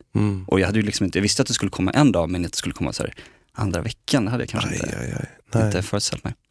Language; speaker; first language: Swedish; native; Swedish